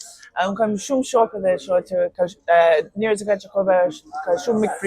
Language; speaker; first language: Albanian; non-native, learner; English